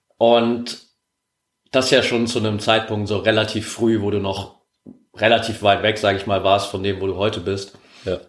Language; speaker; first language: German; native; German